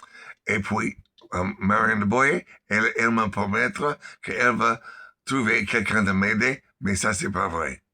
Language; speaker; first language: French; non-native, learner; English